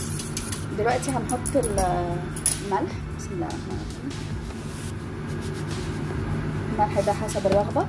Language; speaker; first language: Arabic; native; Arabic